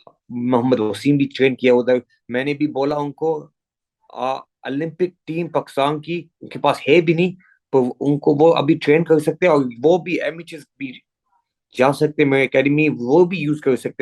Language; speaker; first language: Hindi; early bilingual, heritage; English